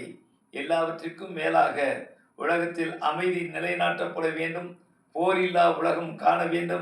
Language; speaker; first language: Tamil; native; Tamil